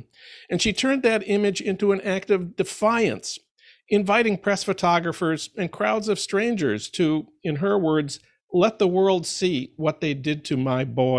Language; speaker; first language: English; native; English